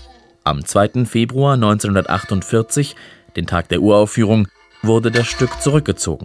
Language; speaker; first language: German; native; German